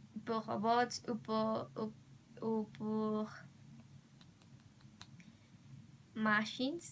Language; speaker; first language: French; non-native, learner; Spanish